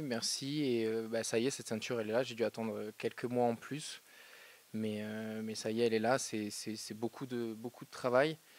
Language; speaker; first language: French; native; French